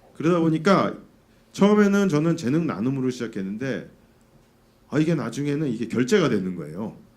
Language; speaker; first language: Korean; native; Korean